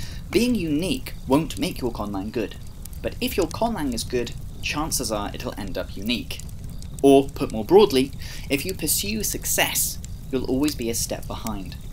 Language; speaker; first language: English; early bilingual, other home language; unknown